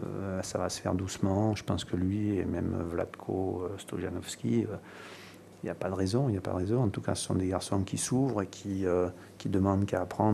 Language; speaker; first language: French; native; French